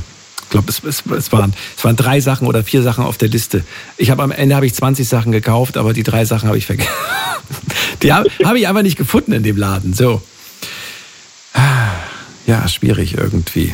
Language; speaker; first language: German; native; German